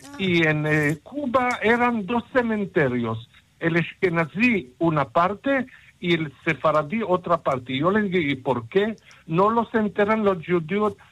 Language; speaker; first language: Spanish; non-native, fluent; Hebrew